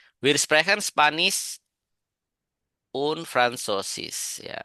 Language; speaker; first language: German; non-native, learner; Indonesian